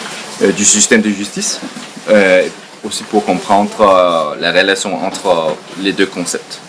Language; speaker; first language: French; non-native, fluent; Danish